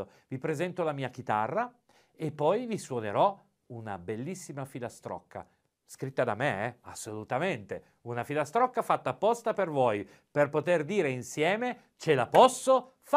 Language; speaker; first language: Italian; native; Italian